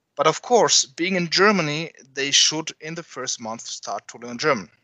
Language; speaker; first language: English; non-native, fluent; French